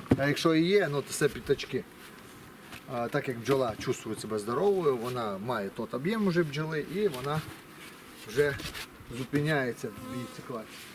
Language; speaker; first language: Ukrainian; non-native, local second language; Russian